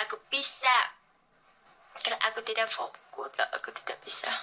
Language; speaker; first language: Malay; non-native, learner; Vietnamese